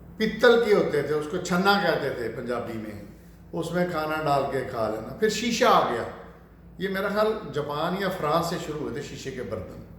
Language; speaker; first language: Urdu; non-native, local second language; Punjabi